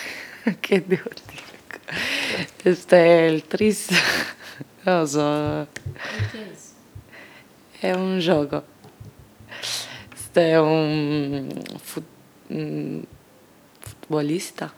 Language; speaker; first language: Italian; non-native, learner; Portuguese